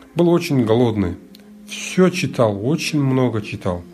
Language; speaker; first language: Russian; early bilingual, other home language; Mongolian